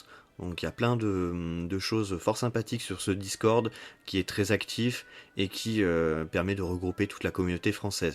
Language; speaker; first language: French; native; French